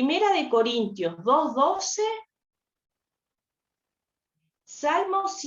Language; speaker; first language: Spanish; native; Spanish